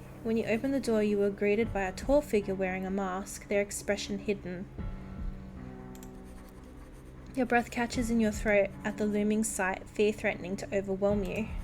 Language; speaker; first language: English; native; English